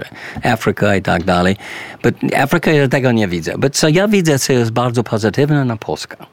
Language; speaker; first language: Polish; early bilingual, heritage; English